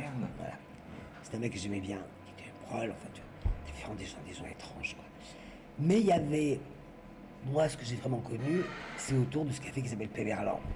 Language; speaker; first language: French; native; French